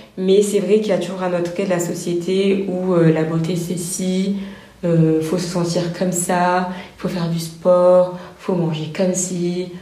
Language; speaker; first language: French; native; French